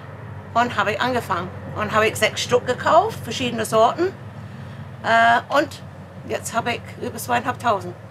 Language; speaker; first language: German; non-native, fluent; English